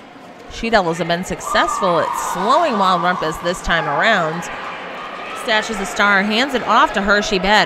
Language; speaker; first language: English; native; English